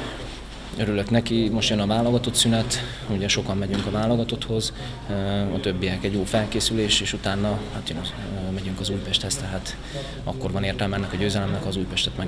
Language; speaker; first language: Hungarian; native; Hungarian